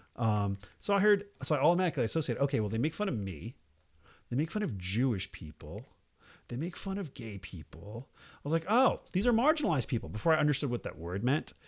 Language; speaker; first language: English; native; English